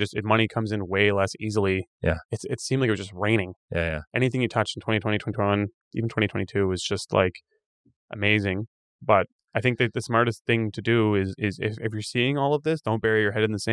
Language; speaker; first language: English; native; English